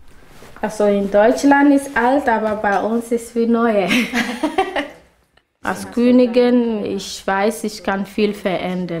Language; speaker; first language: German; non-native, learner; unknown